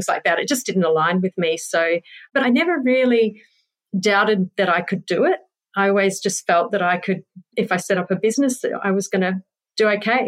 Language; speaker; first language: English; native; English